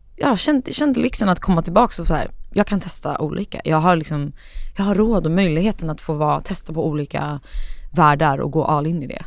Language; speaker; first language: Swedish; native; Swedish